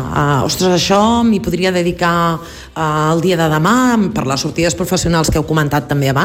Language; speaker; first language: Catalan; native; Catalan